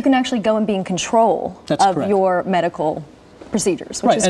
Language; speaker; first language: English; native; English